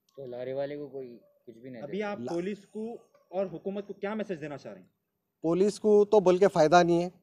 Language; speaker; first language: Hindi; native; Hindi